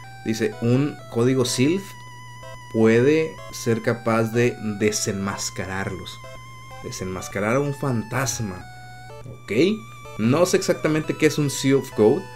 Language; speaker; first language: Spanish; native; Spanish